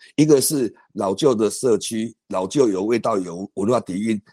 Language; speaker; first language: Chinese; native; Chinese